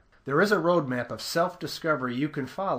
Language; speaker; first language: English; native; English